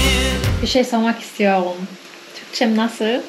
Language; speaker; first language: Turkish; non-native, learner; German